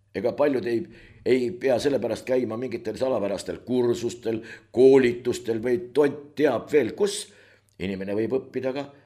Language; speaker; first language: Estonian; native; Estonian